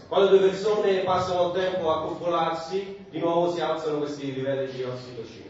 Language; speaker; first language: Italian; native; Italian